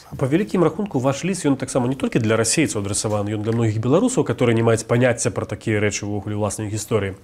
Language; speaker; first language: Belarusian; native; Belarusian